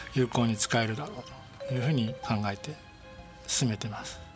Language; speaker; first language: Japanese; native; Japanese